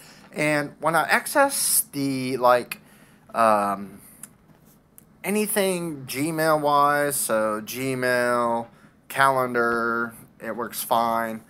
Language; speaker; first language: English; native; English